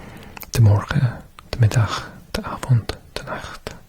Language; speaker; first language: Dutch; non-native, learner; English